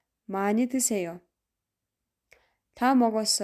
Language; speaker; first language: Korean; non-native, fluent; Kyrgyz